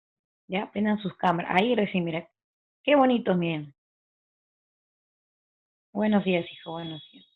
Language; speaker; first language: Spanish; native; Spanish